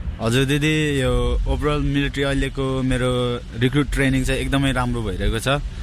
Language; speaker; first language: Nepali; native; Nepali